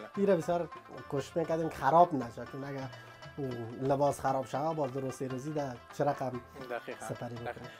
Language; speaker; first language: Persian; native; Persian